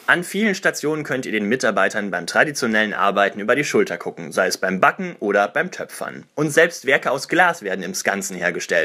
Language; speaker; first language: German; native; German